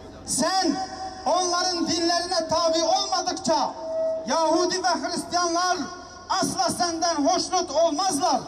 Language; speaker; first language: Turkish; native; Turkish